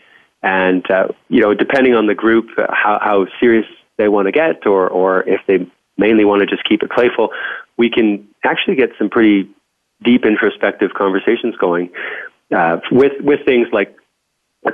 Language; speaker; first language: English; native; English